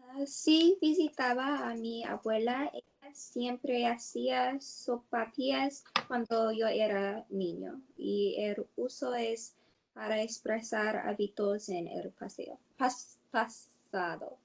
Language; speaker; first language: Spanish; non-native, learner; English